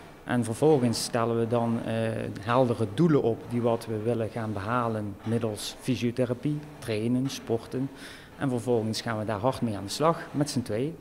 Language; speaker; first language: Dutch; native; Dutch